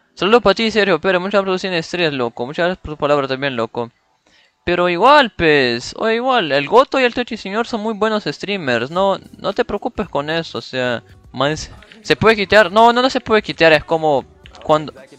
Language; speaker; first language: Spanish; native; Spanish